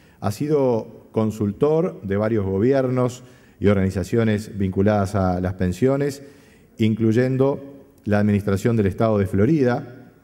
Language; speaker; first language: Spanish; native; Spanish